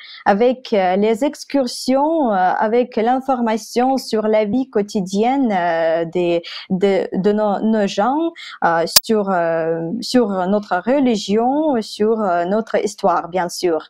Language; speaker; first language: French; non-native, fluent; Russian